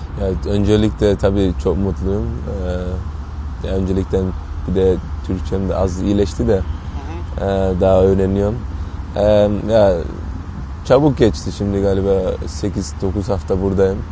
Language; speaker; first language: Turkish; early bilingual, heritage; Turkish